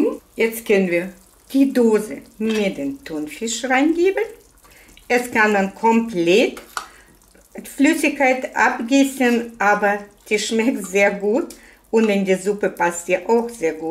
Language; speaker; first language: German; non-native, fluent; Russian